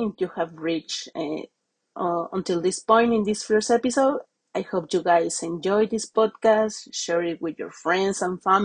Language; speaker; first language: English; non-native, fluent; Spanish